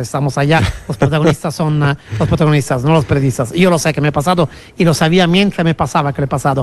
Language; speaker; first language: Spanish; non-native, fluent; Italian